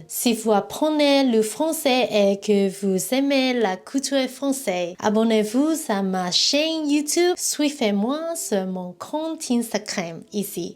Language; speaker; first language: French; non-native, learner; Cantonese